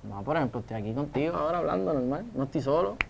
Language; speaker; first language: Spanish; native; Spanish